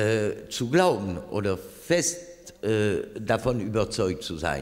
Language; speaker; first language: German; non-native, fluent; French